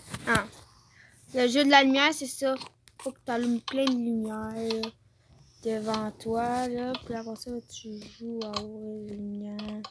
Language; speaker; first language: French; native; French